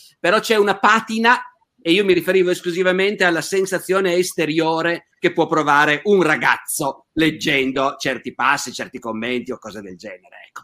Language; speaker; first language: Italian; native; Italian